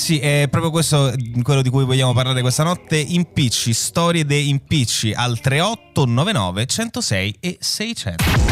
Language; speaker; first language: Italian; native; Italian